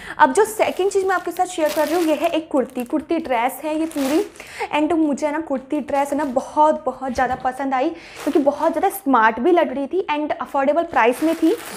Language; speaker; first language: Hindi; native; Hindi